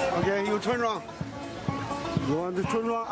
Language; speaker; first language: English; non-native, learner; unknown